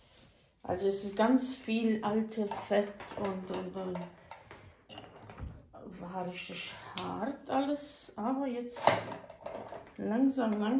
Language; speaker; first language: German; non-native, fluent; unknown